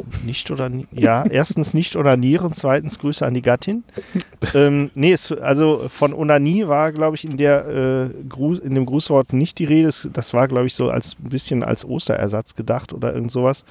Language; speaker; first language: German; native; German